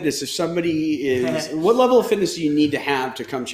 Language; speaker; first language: English; native; English